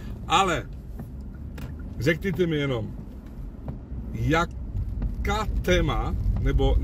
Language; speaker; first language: Czech; non-native, fluent; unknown